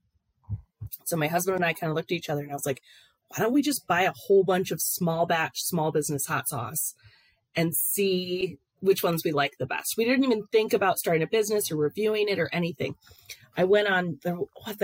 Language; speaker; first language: English; native; English